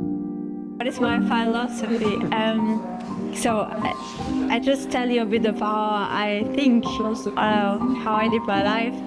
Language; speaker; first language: English; non-native, fluent; German